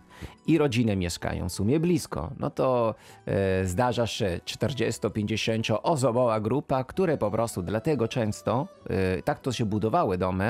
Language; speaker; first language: Polish; non-native, fluent; Italian